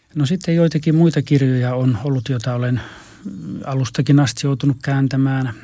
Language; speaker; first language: Finnish; native; Finnish